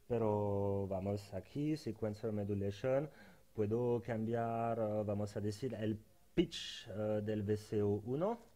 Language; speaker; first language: Spanish; non-native, fluent; French